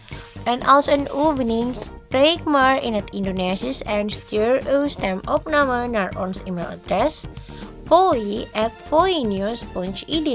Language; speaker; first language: Dutch; non-native, learner; Indonesian